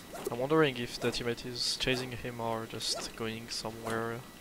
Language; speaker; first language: English; non-native, fluent; French